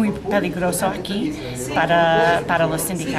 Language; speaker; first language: Spanish; non-native, learner; English